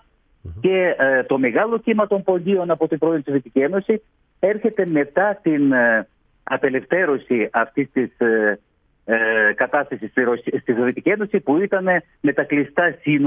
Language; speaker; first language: Greek; early bilingual, heritage; Greek